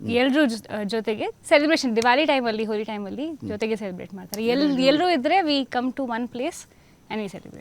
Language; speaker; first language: Kannada; non-native, fluent; Hindi